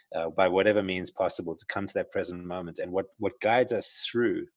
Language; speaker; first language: English; native; English